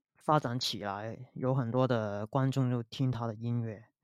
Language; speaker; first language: Chinese; non-native, local second language; Cantonese